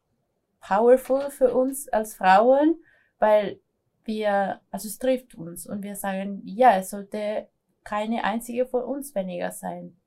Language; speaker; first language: German; non-native, fluent; Spanish